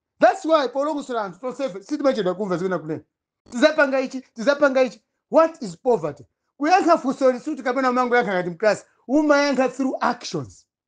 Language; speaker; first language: Nyanja; non-native, local second language; Tumbuka